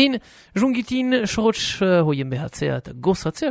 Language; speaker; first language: Basque; native; Basque